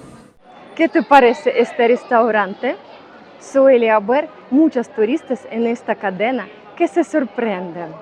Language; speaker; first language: Spanish; non-native, learner; Ukrainian